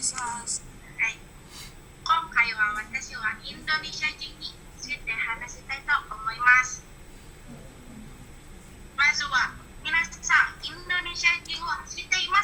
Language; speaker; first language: Japanese; non-native, learner; Indonesian